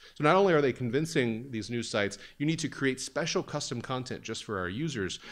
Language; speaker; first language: English; native; English